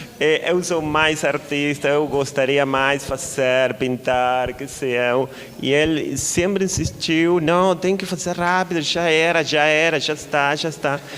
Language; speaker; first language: Portuguese; non-native, learner; Spanish